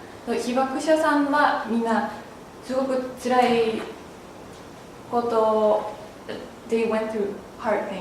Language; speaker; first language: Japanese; non-native, learner; Thai